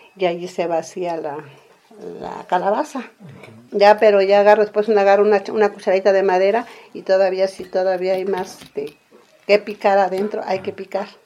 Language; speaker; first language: Spanish; native; Spanish